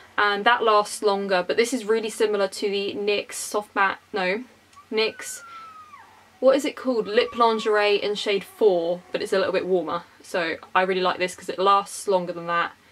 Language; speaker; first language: English; native; English